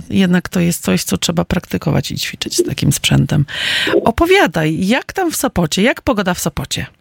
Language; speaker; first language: Polish; native; Polish